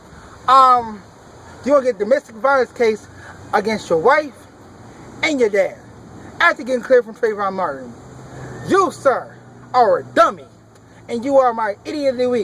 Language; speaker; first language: English; native; English